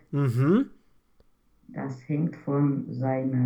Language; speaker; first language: German; non-native, learner; Romanian